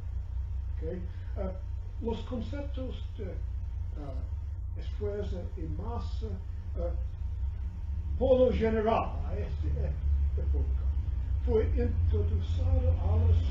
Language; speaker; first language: Spanish; non-native, learner; English